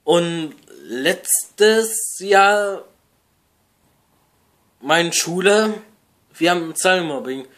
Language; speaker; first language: German; non-native, learner; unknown